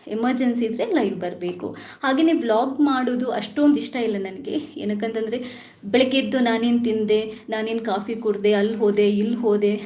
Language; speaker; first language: Kannada; non-native, local second language; Tulu